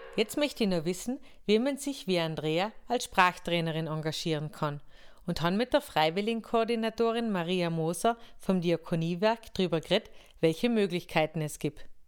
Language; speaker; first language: German; native; German